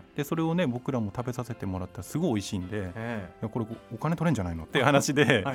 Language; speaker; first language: Japanese; native; Japanese